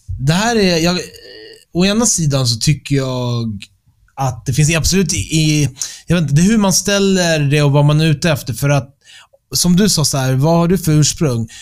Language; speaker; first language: Swedish; early bilingual, other home language; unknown